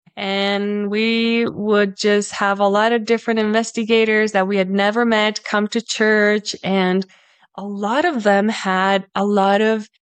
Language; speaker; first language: English; non-native, fluent; Spanish